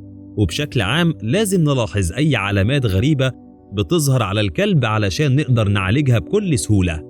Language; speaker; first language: Arabic; native; Arabic